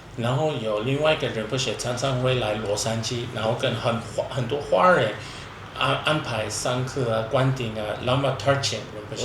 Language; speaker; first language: Chinese; non-native, fluent; English